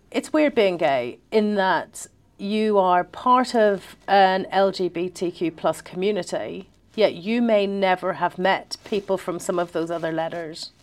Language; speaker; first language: English; native; English